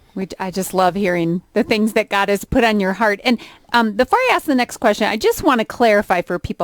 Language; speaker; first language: English; native; English